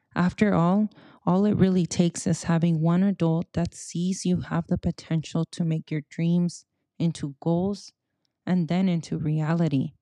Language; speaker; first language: English; early bilingual, other home language; Spanish